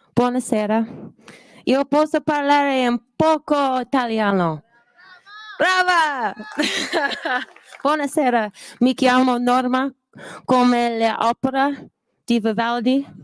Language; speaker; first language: Italian; non-native, learner; English